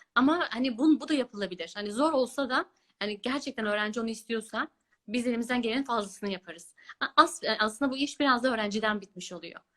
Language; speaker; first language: Turkish; early bilingual, heritage; Turkish